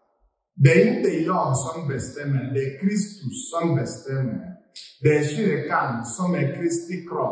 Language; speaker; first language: Swedish; non-native, fluent; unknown